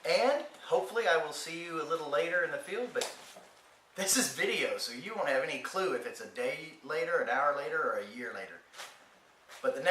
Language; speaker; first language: English; native; English